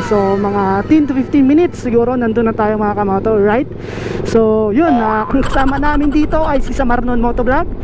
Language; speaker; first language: Filipino; non-native, local second language; Waray